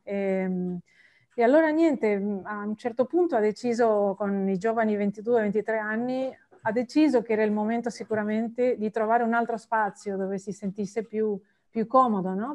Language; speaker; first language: Italian; non-native, fluent; Spanish